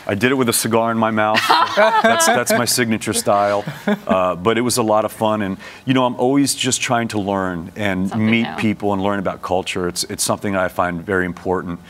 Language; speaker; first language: English; native; English